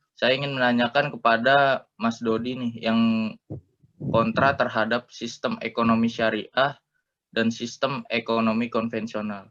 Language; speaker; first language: Indonesian; native; Indonesian